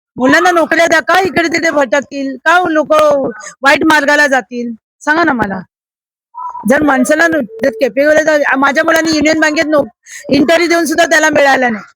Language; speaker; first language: Marathi; native; Marathi